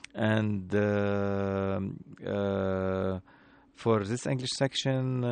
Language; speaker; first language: English; non-native, learner; Arabic